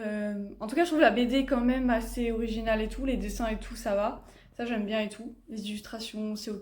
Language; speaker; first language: French; native; French